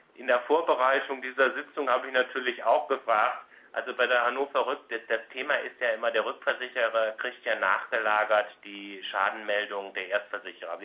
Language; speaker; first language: German; native; German